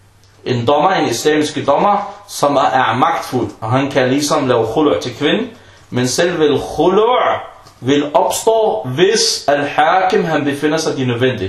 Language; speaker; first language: Danish; non-native, fluent; Arabic